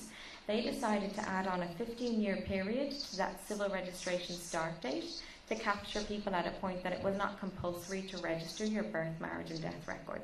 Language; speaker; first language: English; native; English